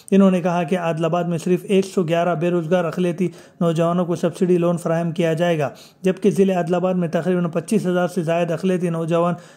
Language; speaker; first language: Urdu; native; Urdu